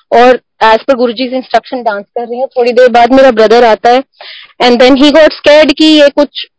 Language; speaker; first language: Hindi; non-native, local second language; Punjabi